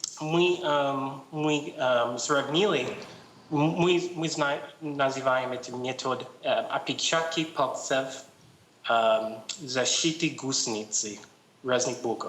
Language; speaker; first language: Russian; non-native, learner; English